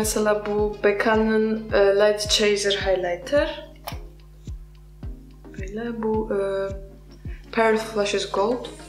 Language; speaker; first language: Turkish; non-native, fluent; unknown